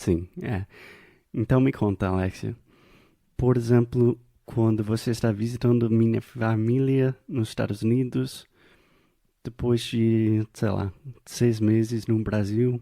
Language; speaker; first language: Portuguese; non-native, fluent; English